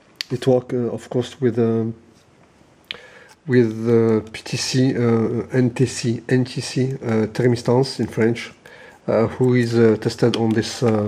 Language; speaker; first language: English; non-native, learner; French